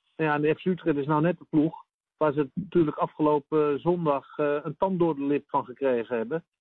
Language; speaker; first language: Dutch; native; Dutch